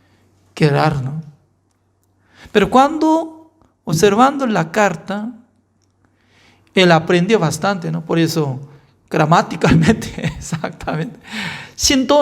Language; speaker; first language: Spanish; non-native, learner; Korean